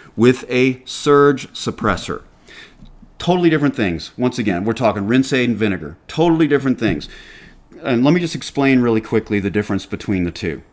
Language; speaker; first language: English; native; English